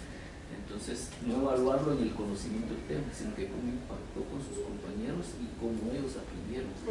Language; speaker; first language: Spanish; native; Spanish